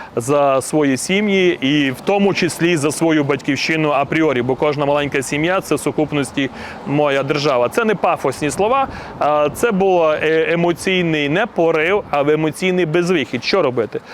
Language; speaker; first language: Ukrainian; native; Ukrainian